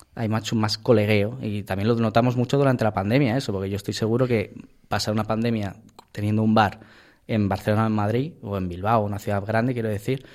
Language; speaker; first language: Spanish; native; Spanish